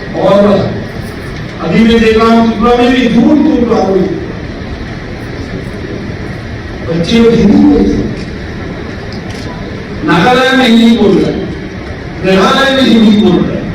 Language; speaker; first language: Hindi; non-native, local second language; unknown